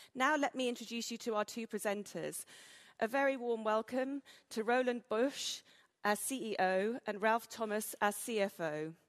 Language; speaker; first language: English; native; English